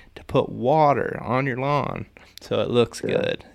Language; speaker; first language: English; native; English